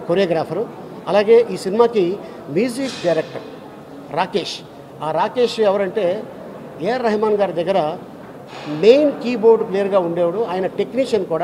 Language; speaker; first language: Telugu; native; Telugu